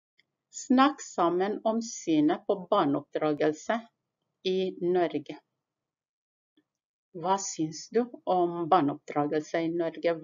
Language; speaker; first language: Norwegian; non-native, fluent; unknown